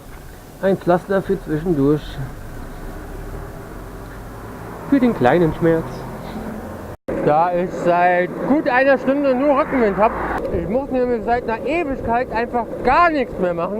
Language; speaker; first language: German; native; German